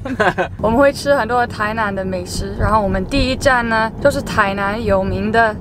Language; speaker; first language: Chinese; non-native, fluent; English